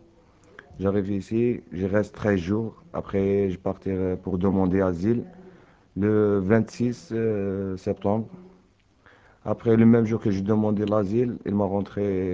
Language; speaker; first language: French; non-native, learner; Arabic